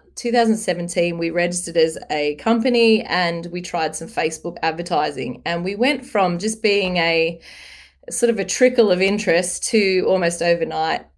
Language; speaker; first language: English; native; English